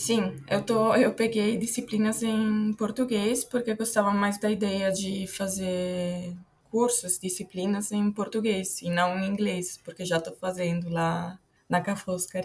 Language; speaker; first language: Portuguese; non-native, fluent; Italian